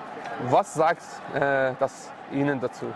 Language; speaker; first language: German; non-native, learner; Persian